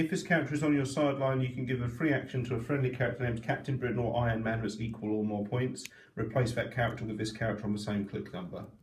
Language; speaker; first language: English; native; English